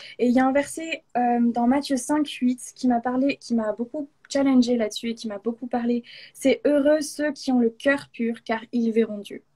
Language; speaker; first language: French; native; French